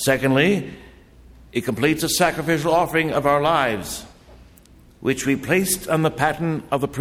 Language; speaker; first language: English; native; English